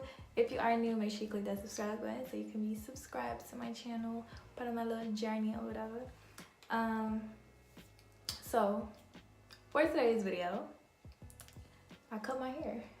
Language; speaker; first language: English; native; English